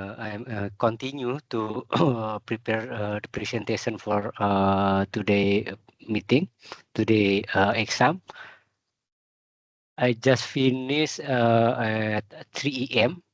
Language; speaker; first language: English; non-native, learner; Indonesian